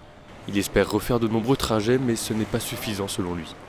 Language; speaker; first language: French; native; French